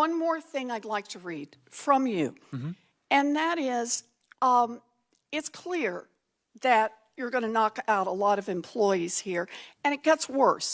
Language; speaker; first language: English; native; English